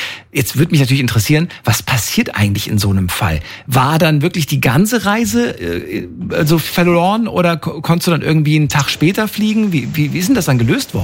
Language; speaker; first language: German; native; German